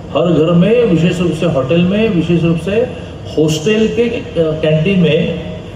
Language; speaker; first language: Hindi; non-native, local second language; Marathi